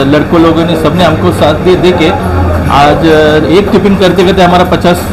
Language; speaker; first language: Hindi; non-native, local second language; Marathi